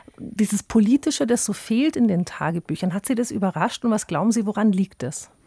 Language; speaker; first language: German; native; German